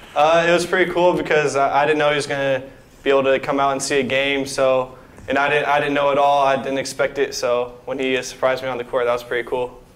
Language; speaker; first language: English; native; English